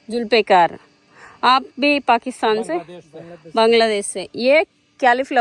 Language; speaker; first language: Hindi; non-native, local second language; Telugu